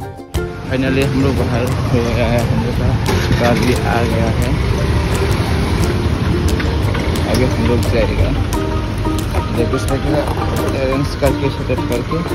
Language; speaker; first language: Hindi; non-native, local second language; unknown